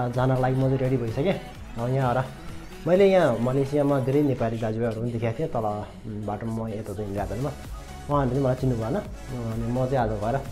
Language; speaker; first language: Nepali; non-native, local second language; Sherpa